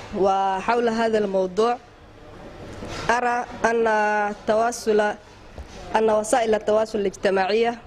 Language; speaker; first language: Arabic; non-native, learner; Somali